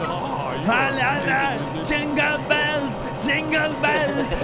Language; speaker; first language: English; native; English